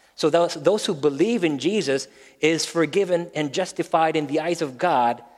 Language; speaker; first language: English; non-native, local second language; Filipino